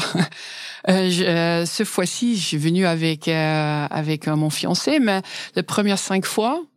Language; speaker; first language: French; non-native, fluent; Dutch